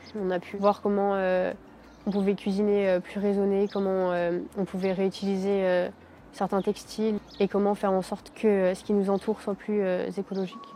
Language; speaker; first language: French; native; French